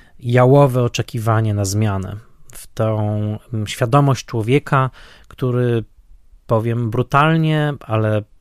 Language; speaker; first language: Polish; native; Polish